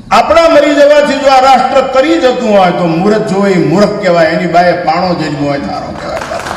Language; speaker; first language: Gujarati; native; Gujarati